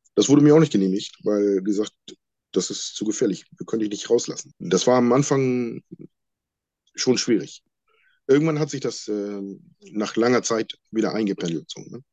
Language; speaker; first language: German; non-native, fluent; Sinhala